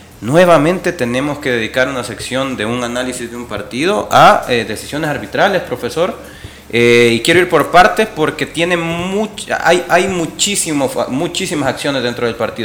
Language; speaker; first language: Spanish; native; Spanish